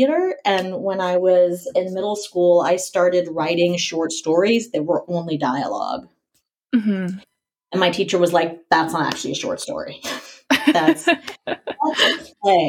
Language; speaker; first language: English; native; English